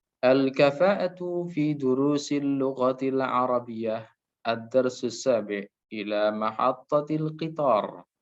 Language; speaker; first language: Arabic; non-native, fluent; Indonesian